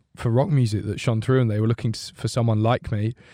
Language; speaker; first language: English; native; English